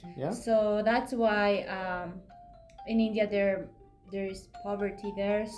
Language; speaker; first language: English; non-native, fluent; Spanish